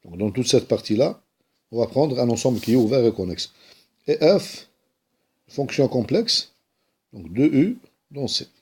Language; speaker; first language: French; non-native, local second language; Arabic